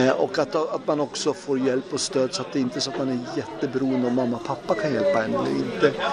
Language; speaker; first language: Swedish; early bilingual, other home language; Turoyo